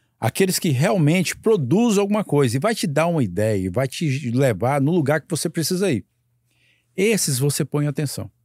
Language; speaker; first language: Portuguese; native; Portuguese